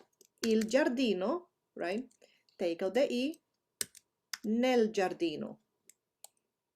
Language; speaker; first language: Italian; non-native, fluent; Spanish